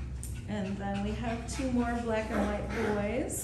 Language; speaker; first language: English; native; English